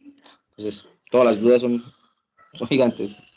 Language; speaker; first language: Spanish; native; Spanish